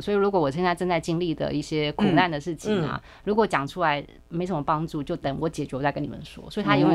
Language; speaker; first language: Chinese; native; Chinese